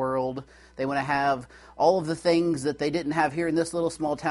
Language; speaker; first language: English; native; English